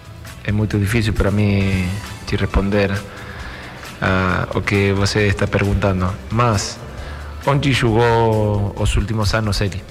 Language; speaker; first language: Portuguese; non-native, learner; Spanish